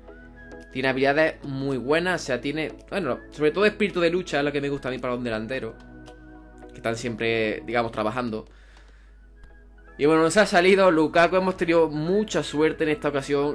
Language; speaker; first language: Spanish; native; Spanish